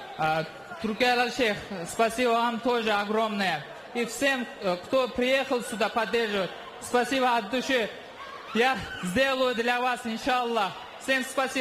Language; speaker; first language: Russian; non-native, local second language; Uzbek